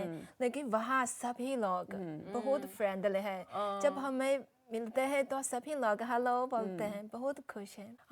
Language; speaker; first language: Hindi; non-native, fluent; Chinese